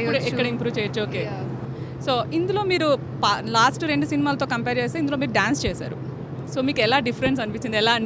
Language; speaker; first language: Telugu; native; Telugu